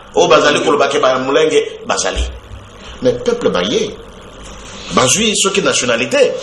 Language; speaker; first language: Lingala; non-native, local second language; Bembe